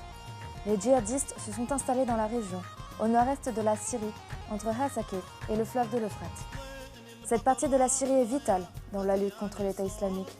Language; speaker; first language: French; native; French